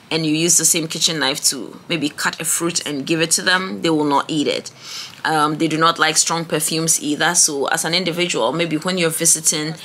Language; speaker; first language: English; non-native, local second language; Ewe